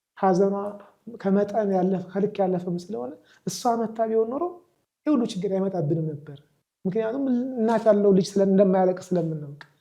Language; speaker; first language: Amharic; native; Amharic